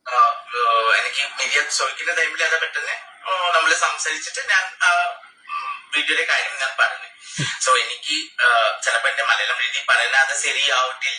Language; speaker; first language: Malayalam; non-native, fluent; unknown